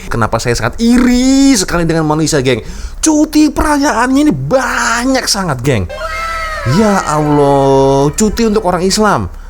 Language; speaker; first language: Malay; native; Malay